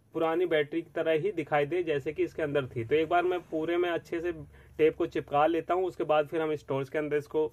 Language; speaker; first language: Hindi; native; Hindi